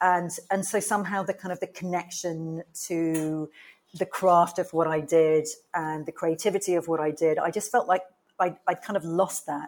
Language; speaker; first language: English; native; English